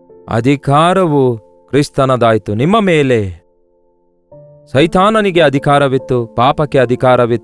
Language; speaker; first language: Kannada; native; Kannada